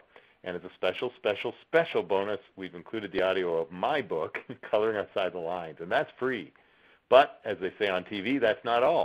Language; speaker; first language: English; native; English